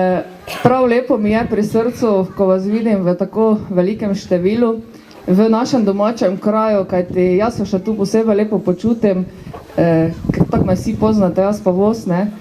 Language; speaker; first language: Slovenian; native; Slovenian